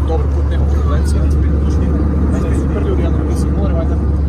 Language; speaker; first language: Croatian; native; Croatian